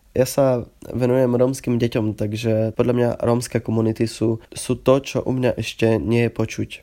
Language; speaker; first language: Slovak; native; Slovak